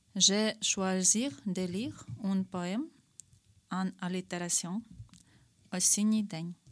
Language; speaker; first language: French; non-native, learner; Ukrainian